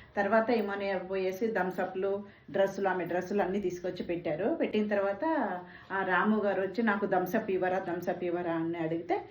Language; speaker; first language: Telugu; non-native, local second language; Tamil